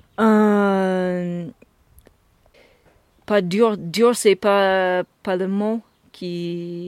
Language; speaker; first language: French; non-native, fluent; English